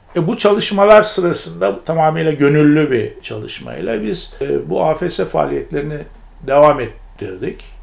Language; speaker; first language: Turkish; native; Turkish